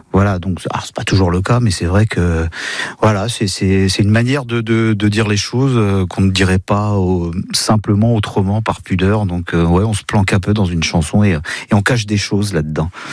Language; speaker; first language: French; native; French